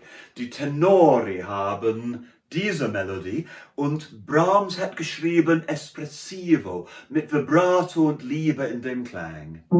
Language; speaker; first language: German; non-native, learner; English